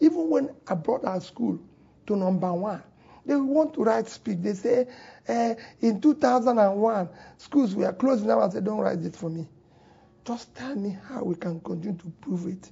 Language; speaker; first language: English; non-native, local second language; Igbo